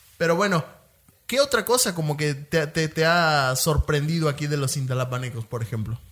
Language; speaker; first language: Spanish; native; Spanish